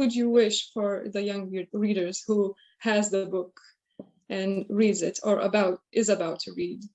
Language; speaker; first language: English; non-native, fluent; Lithuanian